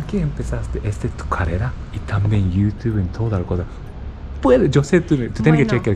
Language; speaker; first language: Spanish; non-native, learner; Japanese